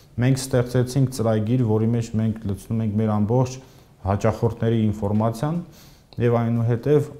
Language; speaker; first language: Armenian; native; Armenian